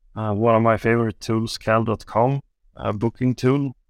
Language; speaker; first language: English; non-native, fluent; Swedish